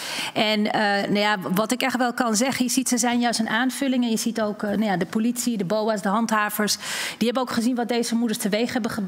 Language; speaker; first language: Dutch; native; Dutch